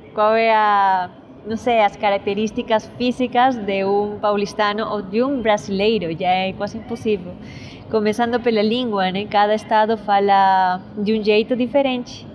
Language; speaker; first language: Portuguese; non-native, fluent; Spanish